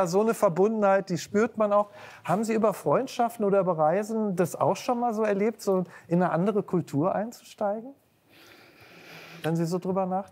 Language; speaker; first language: German; native; German